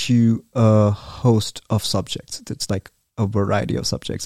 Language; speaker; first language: English; non-native, local second language; Hindi